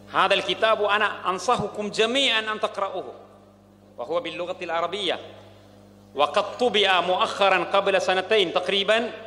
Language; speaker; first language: Arabic; non-native, fluent; Malayalam